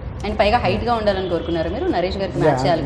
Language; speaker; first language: Telugu; native; Telugu